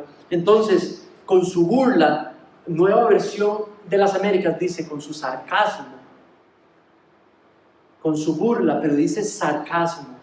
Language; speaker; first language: Spanish; native; Spanish